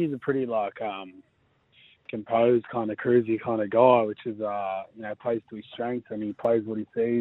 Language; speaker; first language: English; native; English